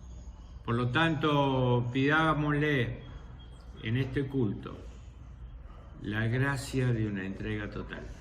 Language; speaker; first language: Spanish; native; Spanish